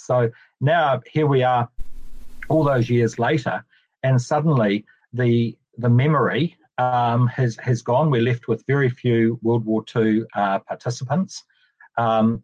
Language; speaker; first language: English; native; English